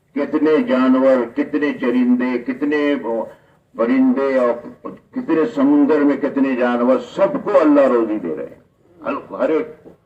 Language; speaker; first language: Urdu; native; Urdu